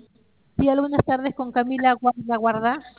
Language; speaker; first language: Spanish; native; Spanish